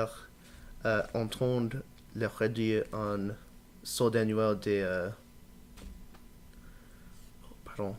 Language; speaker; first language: French; non-native, learner; English